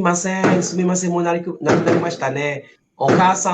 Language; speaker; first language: Japanese; non-native, fluent; Malay